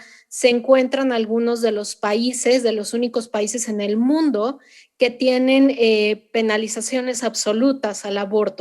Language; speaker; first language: Spanish; native; Spanish